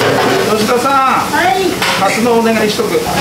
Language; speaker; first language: Japanese; native; Japanese